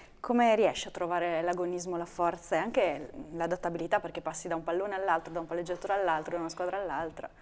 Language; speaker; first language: Italian; native; Italian